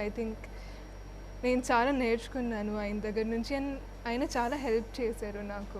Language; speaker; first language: Telugu; non-native, fluent; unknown